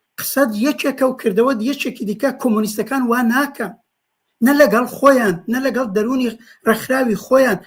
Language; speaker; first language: Central Kurdish; native; Central Kurdish